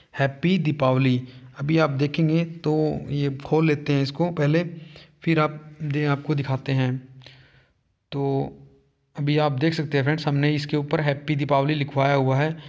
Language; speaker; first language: Hindi; native; Hindi